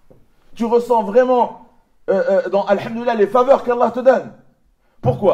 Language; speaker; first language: French; native; French